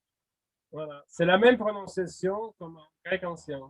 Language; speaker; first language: French; non-native, fluent; Russian